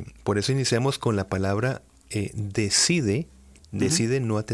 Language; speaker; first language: Spanish; native; Spanish